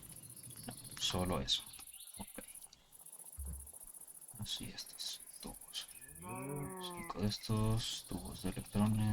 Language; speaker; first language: Spanish; early bilingual, heritage; Spanish